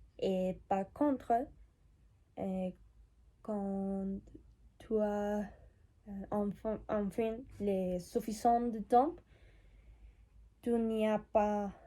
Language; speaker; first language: French; non-native, learner; Spanish